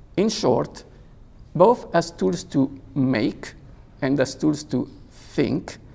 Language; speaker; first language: English; non-native, fluent; Italian